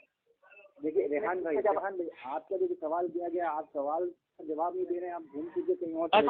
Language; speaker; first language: Hindi; native; Hindi